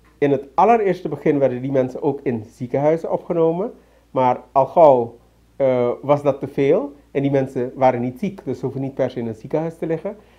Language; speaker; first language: Dutch; native; Dutch